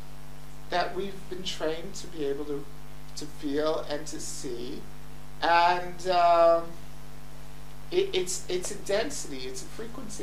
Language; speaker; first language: English; native; English